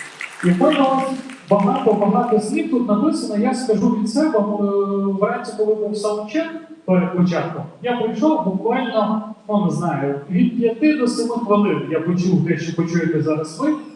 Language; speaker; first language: Ukrainian; native; Ukrainian